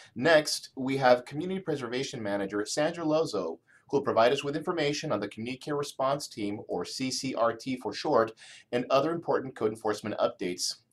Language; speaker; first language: English; native; English